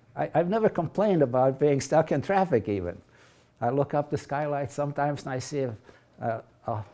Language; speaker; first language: English; early bilingual, other home language; Latvian